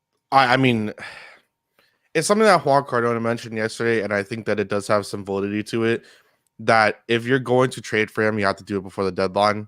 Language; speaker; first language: English; native; English